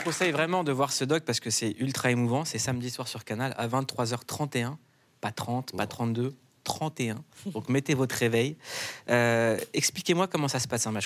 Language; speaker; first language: French; native; French